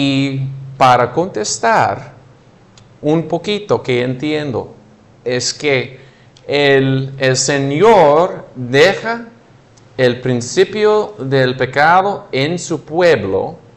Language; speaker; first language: Spanish; non-native, fluent; English